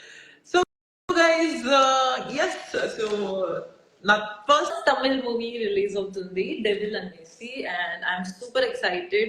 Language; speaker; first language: Telugu; non-native, local second language; Odia